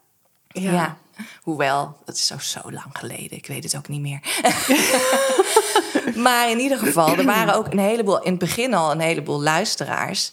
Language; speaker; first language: Dutch; native; Dutch